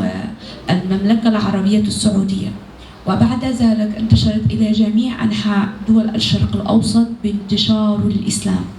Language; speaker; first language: Arabic; non-native, fluent; Indonesian